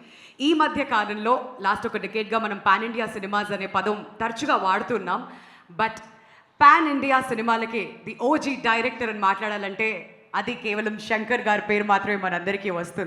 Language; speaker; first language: Telugu; native; Telugu